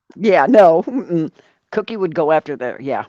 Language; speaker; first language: English; native; English